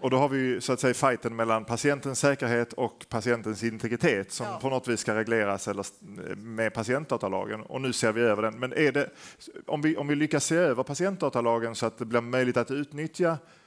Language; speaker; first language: Swedish; native; Swedish